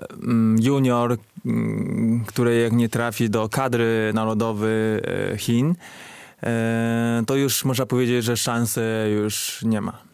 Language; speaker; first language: Polish; non-native, fluent; Chinese